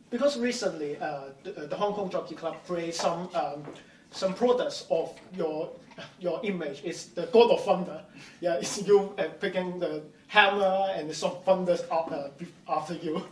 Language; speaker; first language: English; non-native, local second language; Cantonese